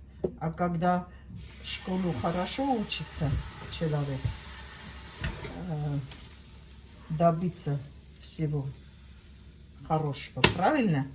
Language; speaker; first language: Russian; non-native, fluent; Armenian